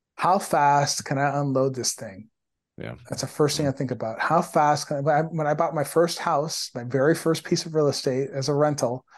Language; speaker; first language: English; native; English